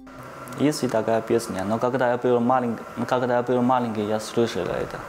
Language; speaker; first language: Russian; non-native, learner; Chinese